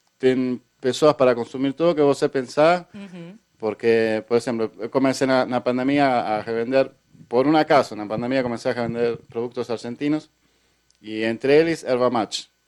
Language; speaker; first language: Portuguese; non-native, fluent; Spanish